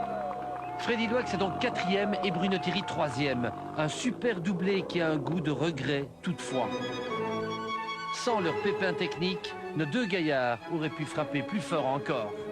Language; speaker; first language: French; native; French